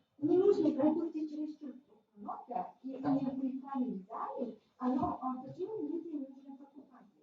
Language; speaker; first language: Russian; non-native, local second language; Uzbek